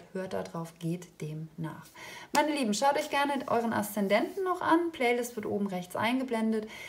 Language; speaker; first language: German; native; German